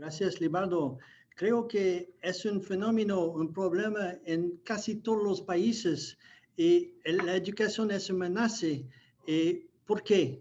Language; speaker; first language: Spanish; non-native, fluent; English